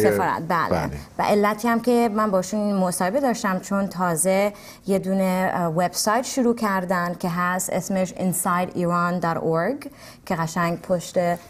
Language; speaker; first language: Persian; early bilingual, heritage; Persian